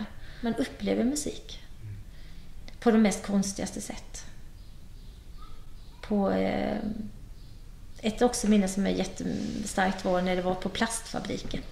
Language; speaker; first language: Swedish; native; Swedish